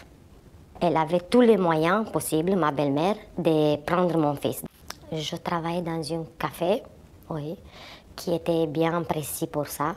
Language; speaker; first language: French; non-native, fluent; Romanian